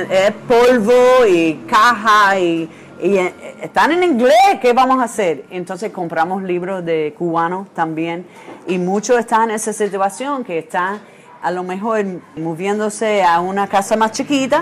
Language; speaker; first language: Spanish; non-native, fluent; English